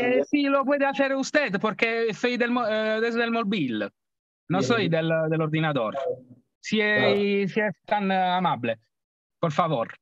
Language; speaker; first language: Spanish; non-native, learner; Italian